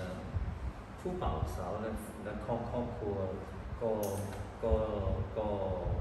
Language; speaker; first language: Thai; non-native, learner; Cantonese